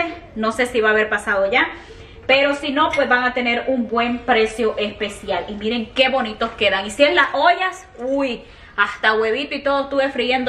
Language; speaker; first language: Spanish; native; Spanish